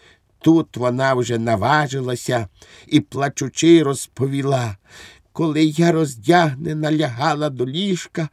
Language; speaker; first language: Ukrainian; native; Ukrainian